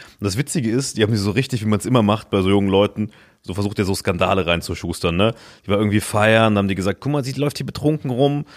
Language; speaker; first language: German; native; German